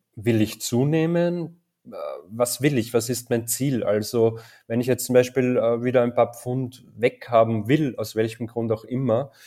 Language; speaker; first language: German; native; German